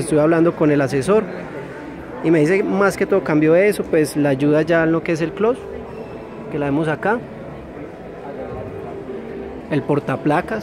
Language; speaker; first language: Spanish; native; Spanish